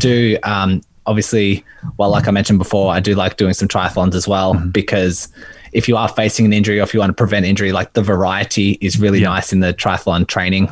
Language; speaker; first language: English; native; English